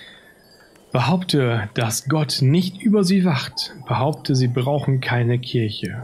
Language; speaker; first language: German; native; German